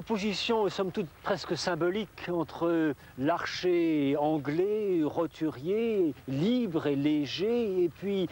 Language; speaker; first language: French; native; French